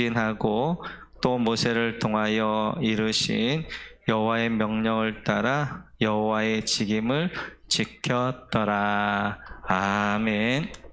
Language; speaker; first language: Korean; native; Korean